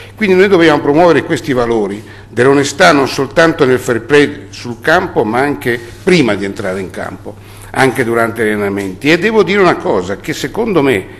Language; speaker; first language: Italian; native; Italian